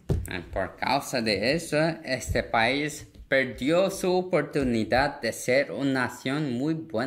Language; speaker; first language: Spanish; non-native, fluent; Korean